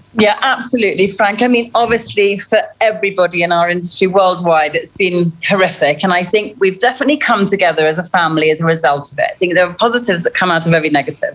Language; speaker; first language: English; native; English